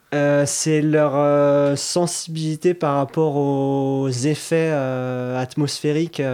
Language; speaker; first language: French; native; French